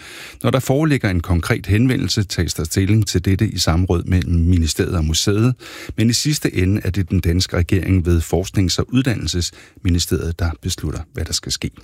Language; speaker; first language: Danish; native; Danish